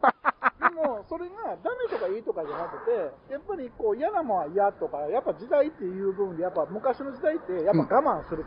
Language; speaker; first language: Japanese; native; Japanese